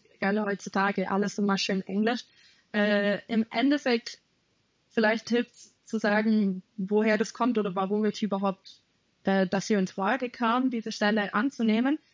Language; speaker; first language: German; native; German